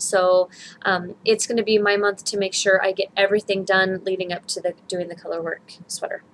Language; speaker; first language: English; native; English